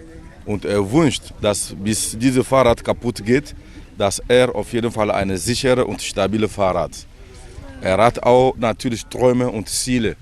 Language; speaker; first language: German; non-native, learner; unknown